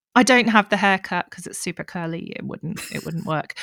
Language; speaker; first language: English; native; English